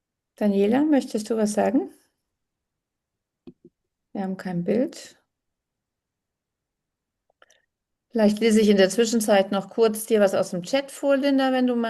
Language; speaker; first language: German; native; German